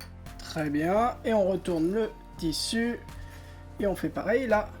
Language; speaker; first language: French; native; French